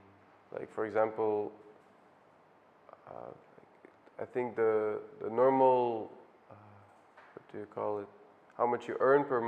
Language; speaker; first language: English; non-native, fluent; Dutch